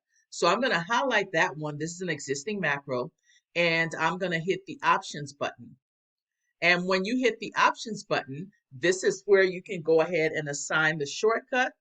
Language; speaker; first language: English; native; English